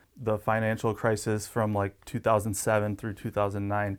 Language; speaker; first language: English; native; English